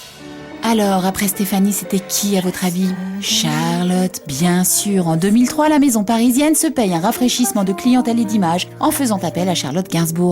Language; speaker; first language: French; native; French